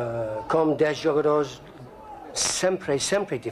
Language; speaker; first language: Portuguese; non-native, learner; English